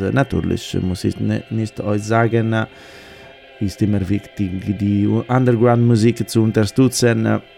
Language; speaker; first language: German; non-native, fluent; Italian